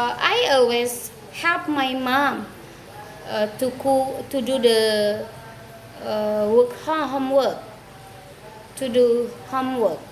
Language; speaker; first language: English; non-native, fluent; Indonesian